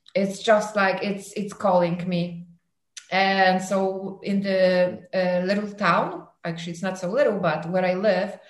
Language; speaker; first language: English; non-native, fluent; Polish